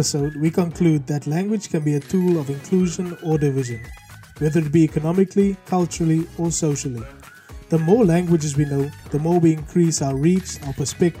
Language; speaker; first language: English; non-native, local second language; Afrikaans